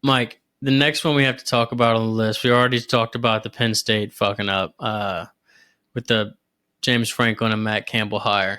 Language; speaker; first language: English; native; English